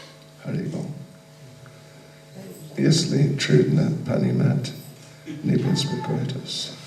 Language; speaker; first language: Russian; non-native, learner; English